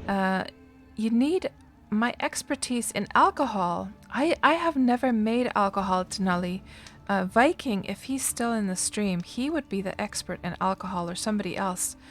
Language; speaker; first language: English; non-native, fluent; Finnish